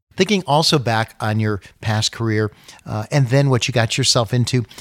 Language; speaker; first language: English; native; English